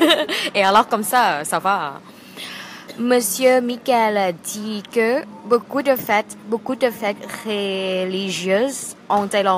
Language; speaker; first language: French; non-native, learner; Thai